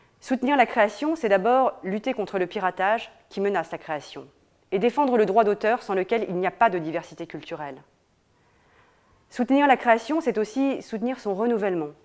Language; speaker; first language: French; native; French